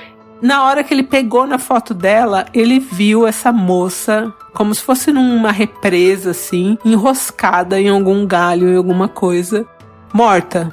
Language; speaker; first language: Portuguese; native; Portuguese